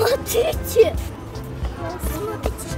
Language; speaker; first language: Russian; non-native, local second language; Kazakh